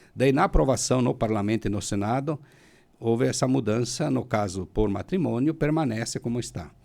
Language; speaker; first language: Portuguese; native; Portuguese